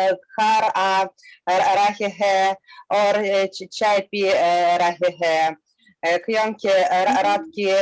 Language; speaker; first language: Hindi; non-native, learner; Russian